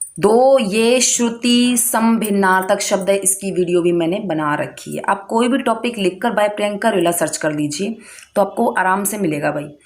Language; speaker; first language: Hindi; native; Hindi